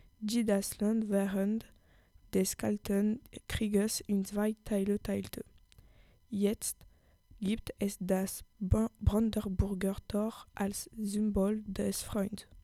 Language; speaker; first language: German; non-native, learner; French